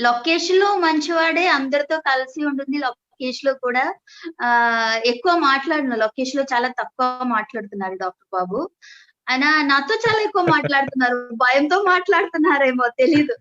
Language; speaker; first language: Telugu; non-native, learner; Malayalam